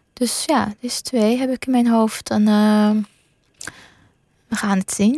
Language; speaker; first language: Dutch; non-native, fluent; Persian